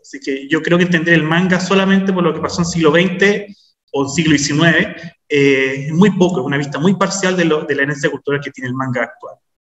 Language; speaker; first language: Spanish; native; Spanish